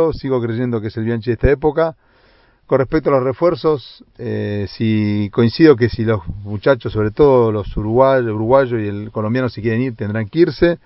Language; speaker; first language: Spanish; native; Spanish